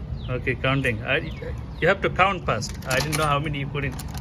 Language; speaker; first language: English; non-native, local second language; Bangla